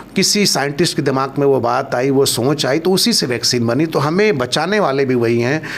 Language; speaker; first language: Hindi; non-native, local second language; Awadhi